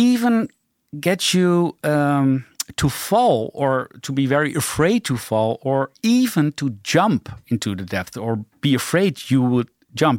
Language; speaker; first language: English; non-native, fluent; Dutch